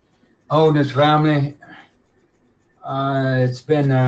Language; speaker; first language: English; native; English